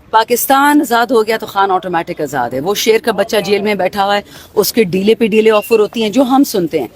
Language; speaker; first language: Urdu; non-native, local second language; Pashto